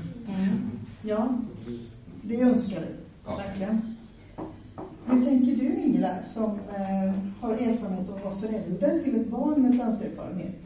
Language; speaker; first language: Swedish; native; Swedish